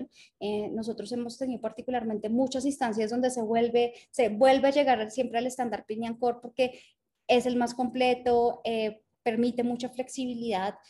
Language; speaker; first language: Spanish; native; Spanish